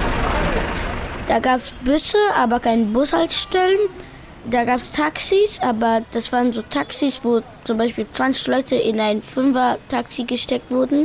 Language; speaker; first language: German; early bilingual, other home language; Pashto